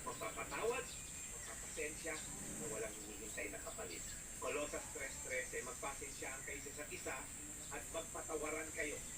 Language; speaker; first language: Filipino; native; Filipino